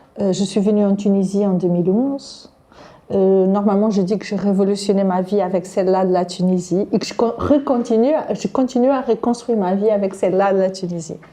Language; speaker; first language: French; non-native, fluent; Portuguese